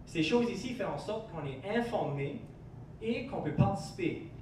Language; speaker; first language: French; non-native, local second language; English